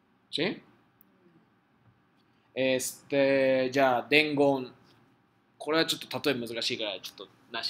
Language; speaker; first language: Japanese; non-native, fluent; Spanish